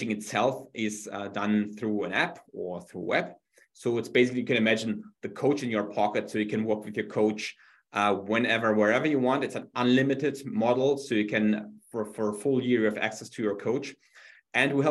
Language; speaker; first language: English; non-native, fluent; German